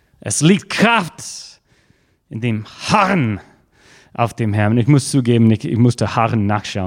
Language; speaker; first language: German; non-native, fluent; English